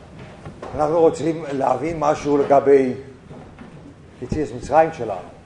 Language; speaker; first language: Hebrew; non-native, fluent; English